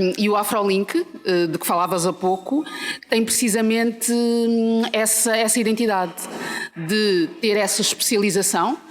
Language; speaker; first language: Portuguese; native; Portuguese